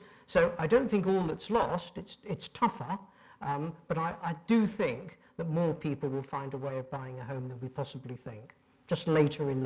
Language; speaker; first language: English; native; English